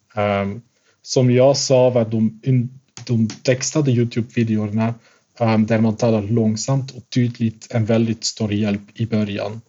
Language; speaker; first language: Swedish; non-native, fluent; Dutch